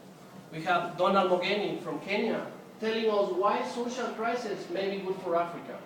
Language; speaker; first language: English; non-native, fluent; Spanish